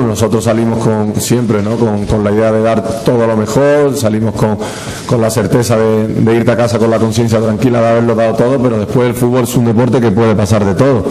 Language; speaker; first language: Spanish; native; Spanish